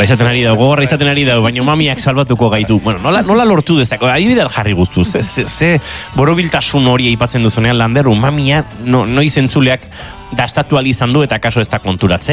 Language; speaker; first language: Basque; native; Basque